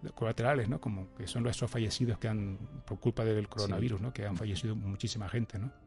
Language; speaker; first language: Spanish; native; Spanish